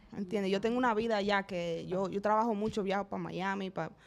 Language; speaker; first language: Spanish; early bilingual, heritage; Spanish